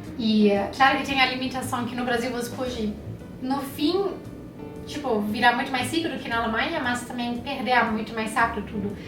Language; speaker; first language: Portuguese; non-native, fluent; German